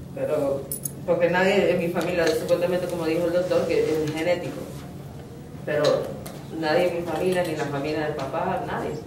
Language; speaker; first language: Spanish; early bilingual, heritage; Spanish